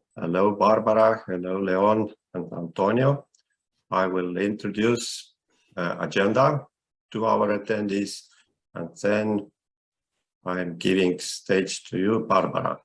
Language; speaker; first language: English; non-native, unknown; Estonian